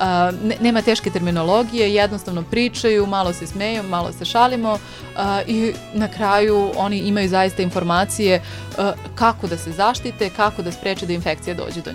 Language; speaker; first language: Serbian; native; Serbian